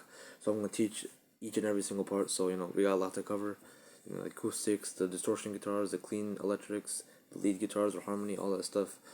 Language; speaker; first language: English; native; English